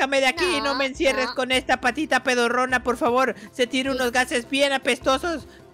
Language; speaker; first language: Spanish; native; Spanish